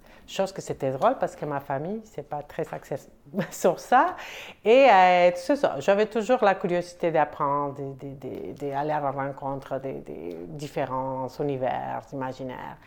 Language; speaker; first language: French; non-native, fluent; Spanish